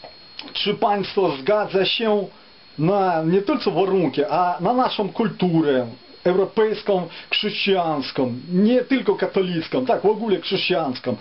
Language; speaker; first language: Polish; non-native, fluent; Ukrainian